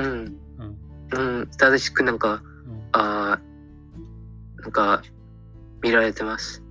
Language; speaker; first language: Japanese; non-native, fluent; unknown